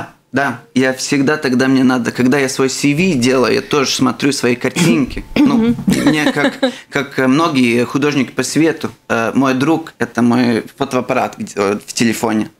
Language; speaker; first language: Russian; non-native, local second language; Latvian